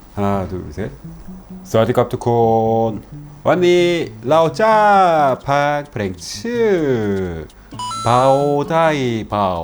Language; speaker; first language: Thai; non-native, learner; Korean